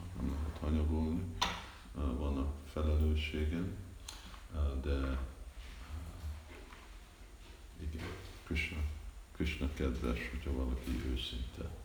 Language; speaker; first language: Hungarian; early bilingual, heritage; Hungarian